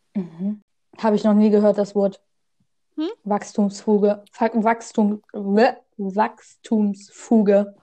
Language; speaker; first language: German; native; German